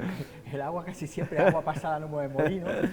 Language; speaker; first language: Spanish; native; Spanish